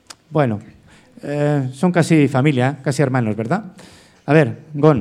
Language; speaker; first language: Spanish; native; Spanish